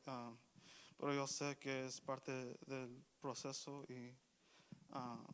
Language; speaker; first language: Spanish; early bilingual, heritage; Spanish